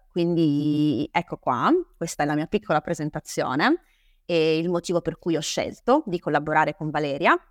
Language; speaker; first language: Italian; native; Italian